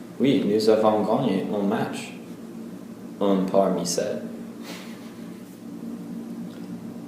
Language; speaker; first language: French; non-native, learner; English